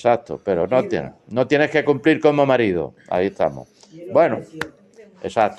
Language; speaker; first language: Spanish; native; Spanish